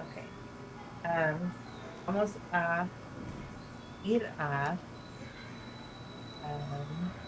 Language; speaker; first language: Spanish; non-native, learner; English